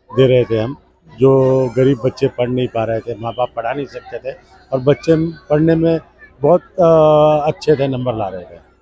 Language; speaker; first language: Hindi; non-native, local second language; Gujarati